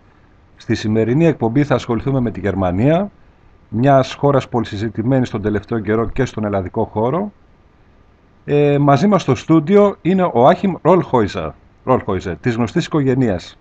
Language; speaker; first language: Greek; native; Greek